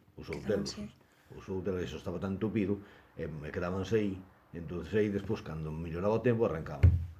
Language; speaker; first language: Galician; native; Galician